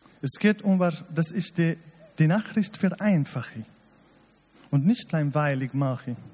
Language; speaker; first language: German; non-native, fluent; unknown